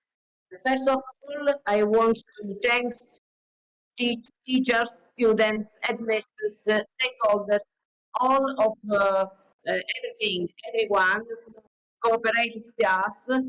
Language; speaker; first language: English; non-native, learner; Italian